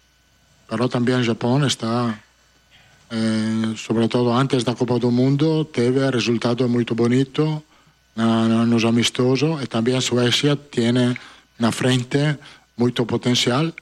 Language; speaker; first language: Spanish; non-native, fluent; Italian